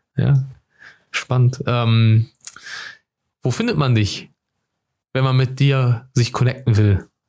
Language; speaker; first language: German; native; German